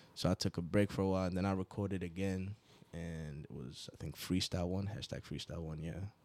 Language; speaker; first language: English; non-native, local second language; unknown